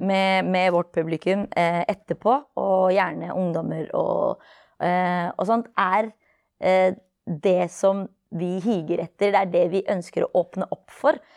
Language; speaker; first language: Norwegian; early bilingual, other home language; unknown